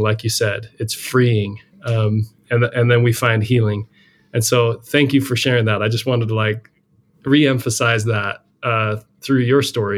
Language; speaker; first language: English; native; English